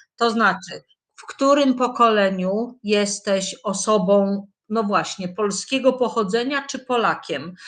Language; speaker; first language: Polish; native; Polish